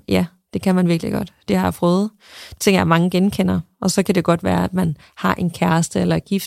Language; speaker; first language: Danish; native; Danish